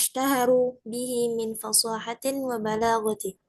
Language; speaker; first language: Arabic; non-native, learner; Indonesian